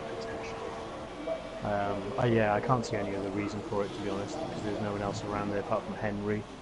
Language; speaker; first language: English; native; English